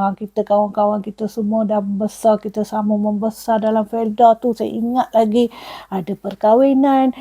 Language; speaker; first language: Malay; non-native, local second language; Tamil